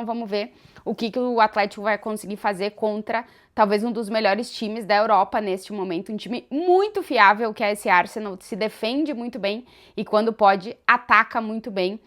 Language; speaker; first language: Portuguese; native; Portuguese